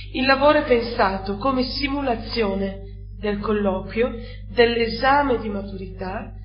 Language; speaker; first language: Italian; native; Italian